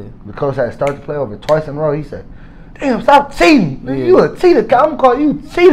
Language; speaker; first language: English; native; English